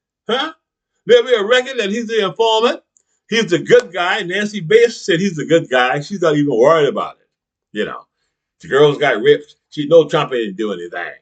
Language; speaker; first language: English; native; English